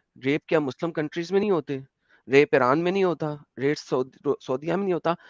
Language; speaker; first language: Hindi; native; Hindi